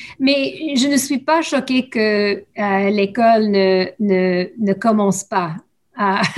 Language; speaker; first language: French; non-native, learner; English